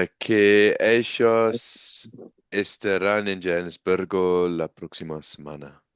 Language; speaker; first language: Spanish; non-native, learner; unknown